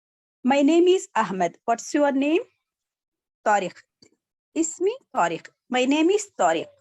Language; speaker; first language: English; non-native, learner; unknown